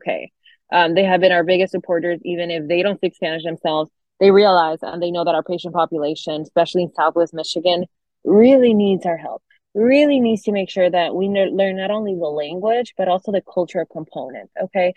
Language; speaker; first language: English; non-native, fluent; Spanish